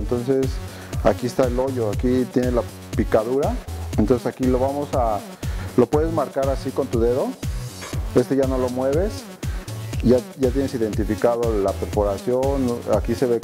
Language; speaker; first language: Spanish; native; Spanish